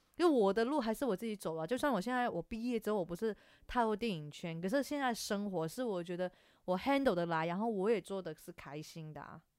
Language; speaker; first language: Chinese; non-native, local second language; Cantonese